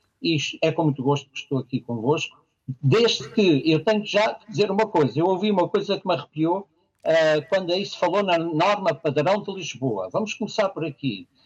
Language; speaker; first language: Portuguese; native; Portuguese